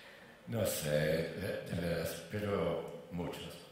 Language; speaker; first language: Spanish; non-native, fluent; English